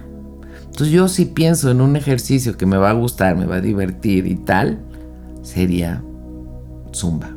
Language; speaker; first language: Spanish; native; Spanish